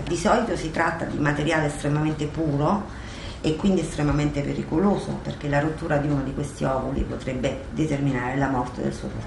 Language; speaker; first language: Italian; native; Italian